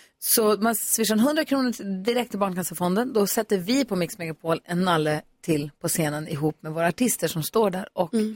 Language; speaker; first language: Swedish; native; Swedish